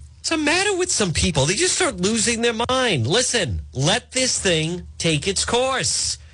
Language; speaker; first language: English; native; English